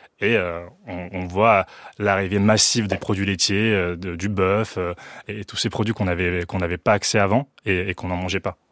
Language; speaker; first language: French; early bilingual, other home language; Chinese